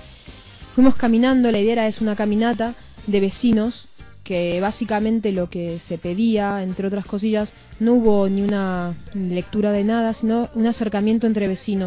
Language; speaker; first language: Spanish; native; Spanish